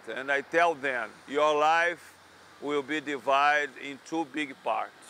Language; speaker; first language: English; non-native, fluent; Portuguese